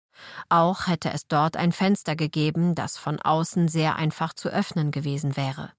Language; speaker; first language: German; native; German